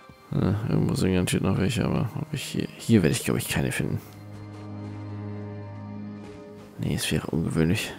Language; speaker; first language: German; native; German